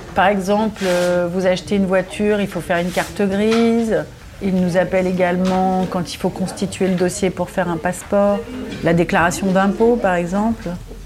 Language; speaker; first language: French; native; French